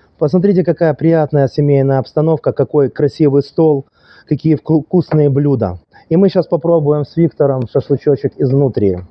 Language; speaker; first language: Russian; native; Russian